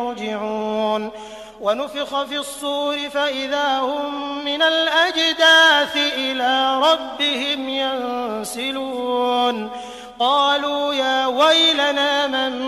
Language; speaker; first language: Arabic; native; Arabic